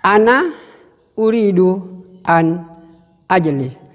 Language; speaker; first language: Arabic; non-native, fluent; Indonesian